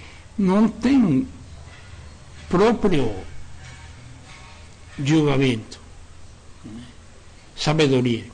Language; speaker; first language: Portuguese; non-native, learner; Japanese